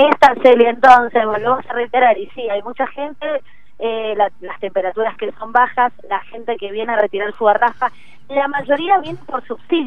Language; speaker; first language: Spanish; native; Spanish